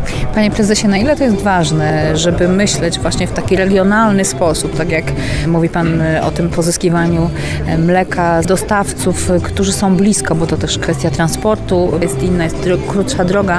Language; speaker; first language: Polish; native; Polish